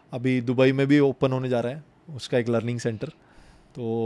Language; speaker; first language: Hindi; native; Hindi